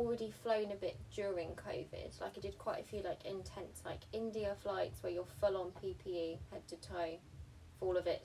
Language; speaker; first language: English; early bilingual, other home language; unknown